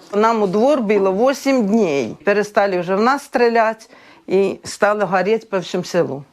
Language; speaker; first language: Ukrainian; native; Ukrainian